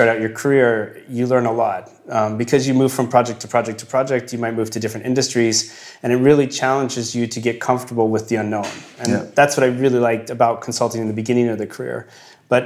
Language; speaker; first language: English; native; English